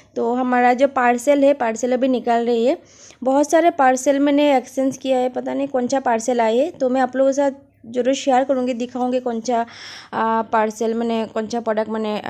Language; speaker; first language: Hindi; non-native, local second language; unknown